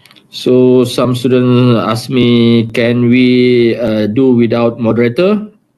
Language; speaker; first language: English; non-native, local second language; Malay